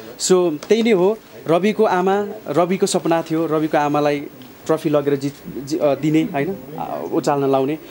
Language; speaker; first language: Nepali; native; Nepali